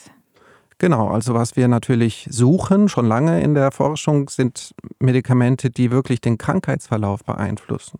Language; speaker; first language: German; native; German